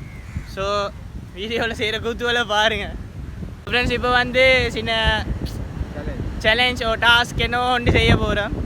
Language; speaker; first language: Tamil; native; Tamil